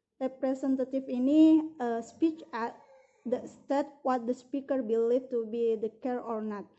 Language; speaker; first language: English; non-native, learner; Indonesian